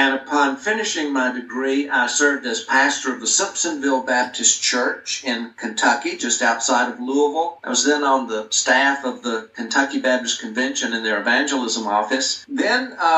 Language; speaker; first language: English; native; English